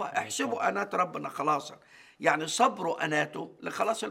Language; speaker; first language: Arabic; native; Arabic